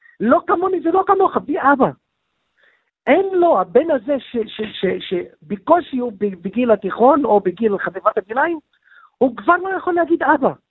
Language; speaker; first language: Hebrew; non-native, local second language; Arabic